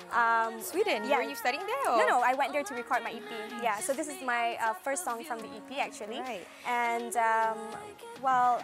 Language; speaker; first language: English; native; English